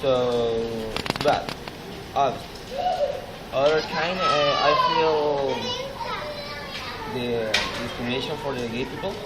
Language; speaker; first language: English; non-native, learner; Spanish